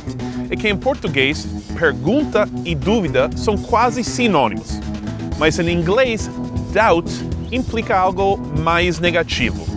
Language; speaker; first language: Portuguese; non-native, fluent; English